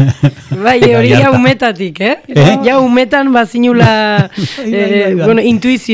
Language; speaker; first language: Basque; native; Basque